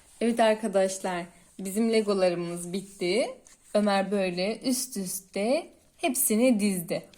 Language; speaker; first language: Turkish; native; Turkish